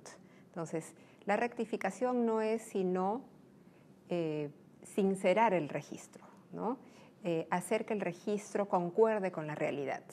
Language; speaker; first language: Spanish; native; Spanish